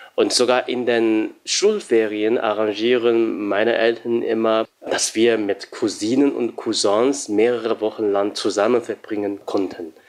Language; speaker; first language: German; non-native, fluent; Chinese